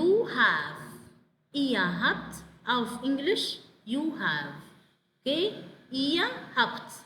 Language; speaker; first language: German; non-native, fluent; Arabic